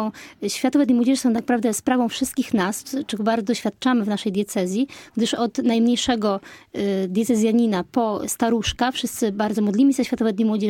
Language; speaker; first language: Polish; native; Polish